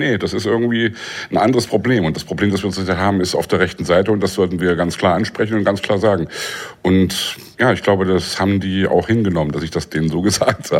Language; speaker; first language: German; native; German